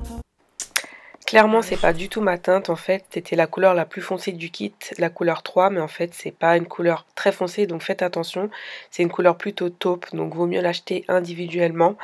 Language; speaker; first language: French; native; French